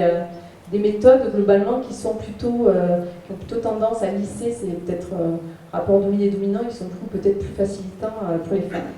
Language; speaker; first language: French; native; French